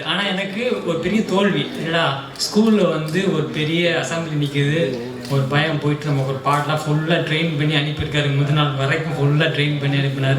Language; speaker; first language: Tamil; native; Tamil